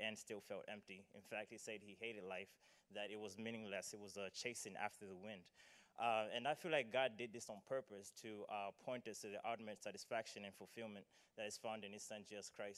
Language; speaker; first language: English; non-native, local second language; Nyanja